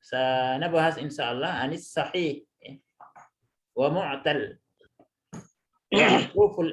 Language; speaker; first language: Arabic; non-native, fluent; Indonesian